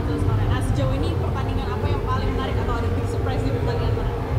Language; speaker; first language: Indonesian; native; Indonesian